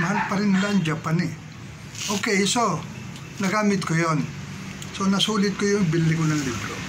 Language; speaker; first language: Filipino; native; Filipino